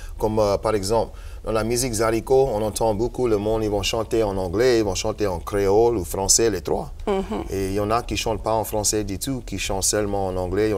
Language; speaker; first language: French; non-native, local second language; English